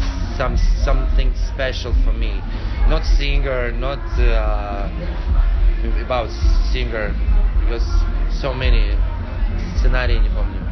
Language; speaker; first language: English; non-native, learner; Russian